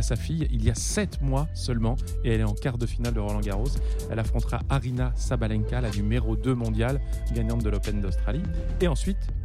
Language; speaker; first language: French; native; French